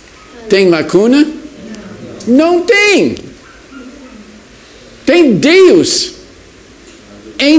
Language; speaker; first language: Portuguese; non-native, fluent; English